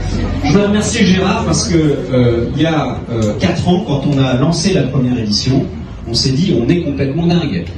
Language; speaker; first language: French; native; French